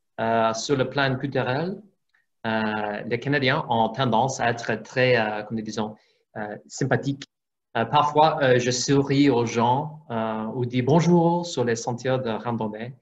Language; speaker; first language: French; non-native, fluent; English